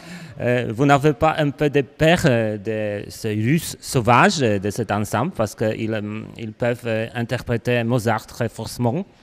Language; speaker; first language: French; non-native, learner; Polish